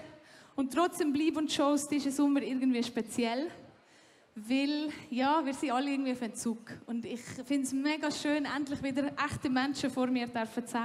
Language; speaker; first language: German; native; German